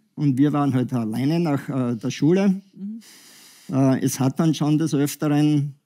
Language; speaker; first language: German; native; German